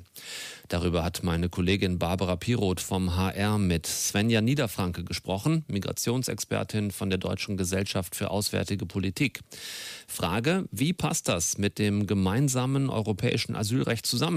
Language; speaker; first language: German; native; German